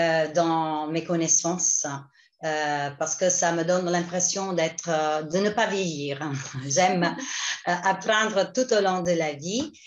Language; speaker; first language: French; non-native, fluent; Italian